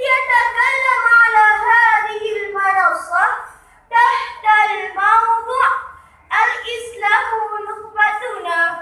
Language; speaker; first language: Arabic; non-native, learner; Achinese